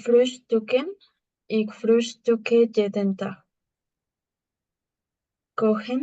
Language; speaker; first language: German; non-native, learner; Spanish